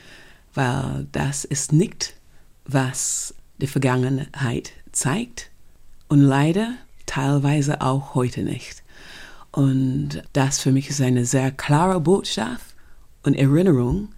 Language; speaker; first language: German; non-native, fluent; English